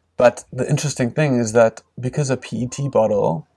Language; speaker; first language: English; native; English